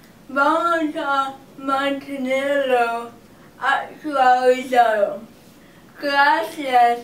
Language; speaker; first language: Spanish; non-native, learner; English